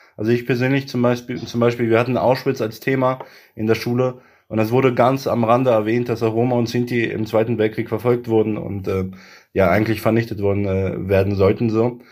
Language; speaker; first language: German; early bilingual, other home language; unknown